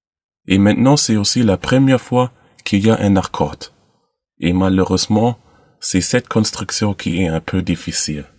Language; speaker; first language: French; non-native, learner; German